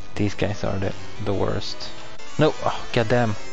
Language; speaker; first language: English; non-native, fluent; Swedish